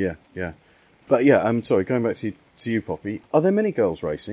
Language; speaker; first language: English; native; English